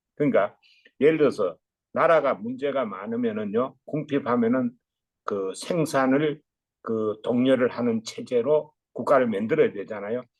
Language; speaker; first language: Korean; native; Korean